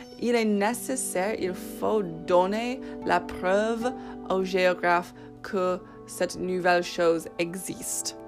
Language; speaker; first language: French; non-native, fluent; English